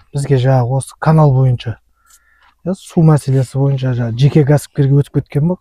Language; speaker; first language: Kazakh; native; Kazakh